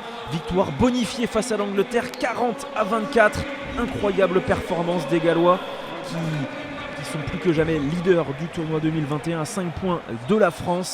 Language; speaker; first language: French; native; French